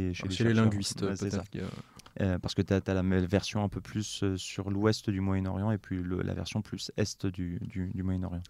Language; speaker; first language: French; native; French